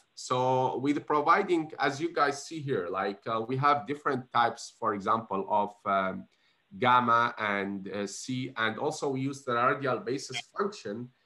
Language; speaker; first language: English; non-native, fluent; Arabic